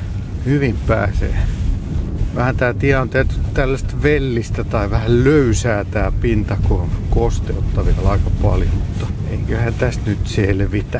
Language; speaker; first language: Finnish; native; Finnish